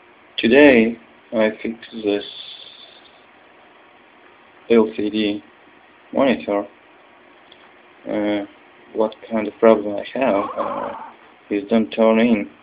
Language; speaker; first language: English; non-native, learner; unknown